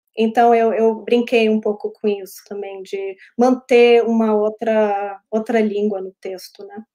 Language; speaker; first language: Portuguese; early bilingual, heritage; Portuguese